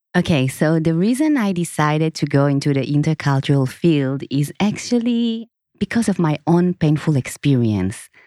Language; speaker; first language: English; non-native, fluent; Hebrew